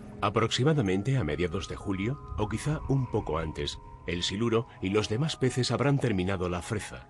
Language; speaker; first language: Spanish; native; Spanish